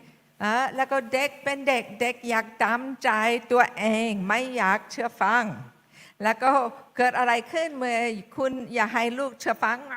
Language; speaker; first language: Thai; non-native, fluent; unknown